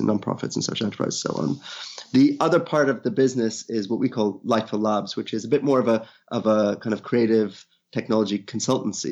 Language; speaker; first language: English; native; English